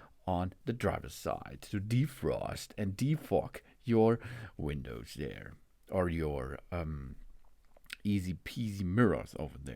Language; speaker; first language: English; non-native, fluent; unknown